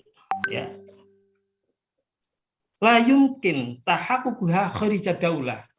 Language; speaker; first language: Arabic; non-native, fluent; Indonesian